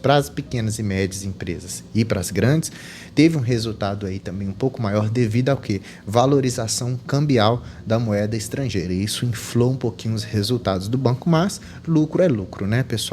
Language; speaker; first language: Portuguese; native; Portuguese